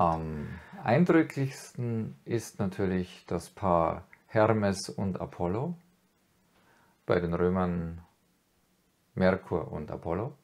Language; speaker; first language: German; native; German